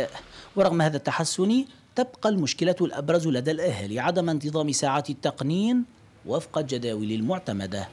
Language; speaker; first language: Arabic; native; Arabic